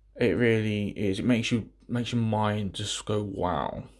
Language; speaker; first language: English; native; English